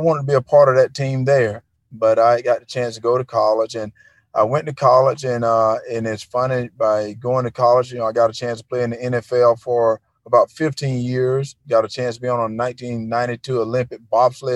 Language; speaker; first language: English; native; English